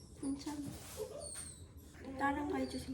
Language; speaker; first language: Korean; native; Korean